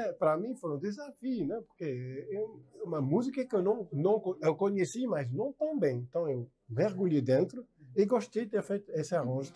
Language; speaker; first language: Portuguese; non-native, fluent; French